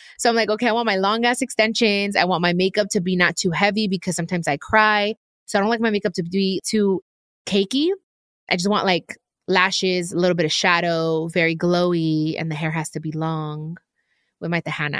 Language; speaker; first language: English; early bilingual, other home language; Spanish